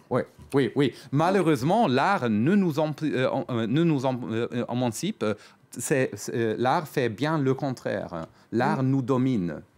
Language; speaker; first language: French; non-native, fluent; German